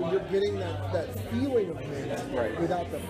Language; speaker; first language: English; native; English